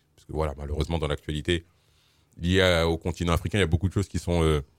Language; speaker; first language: French; native; French